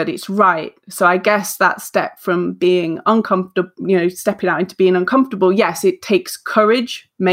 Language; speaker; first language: English; native; English